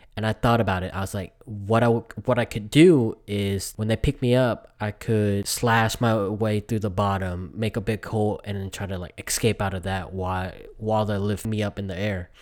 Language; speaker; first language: English; early bilingual, other home language; Vietnamese